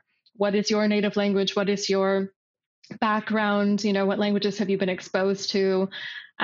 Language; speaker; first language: English; native; English